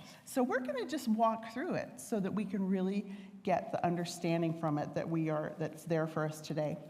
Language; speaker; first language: English; native; English